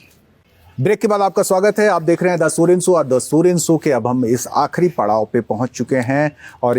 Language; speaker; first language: Hindi; native; Hindi